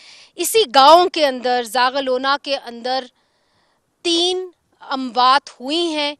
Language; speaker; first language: Urdu; native; Urdu